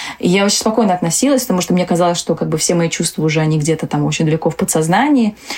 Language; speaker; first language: Russian; early bilingual, other home language; Tajik